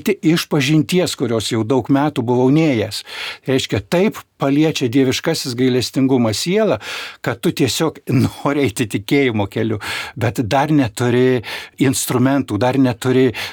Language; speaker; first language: Lithuanian; native; Lithuanian